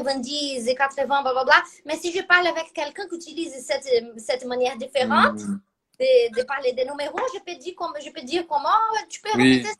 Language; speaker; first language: French; non-native, fluent; Portuguese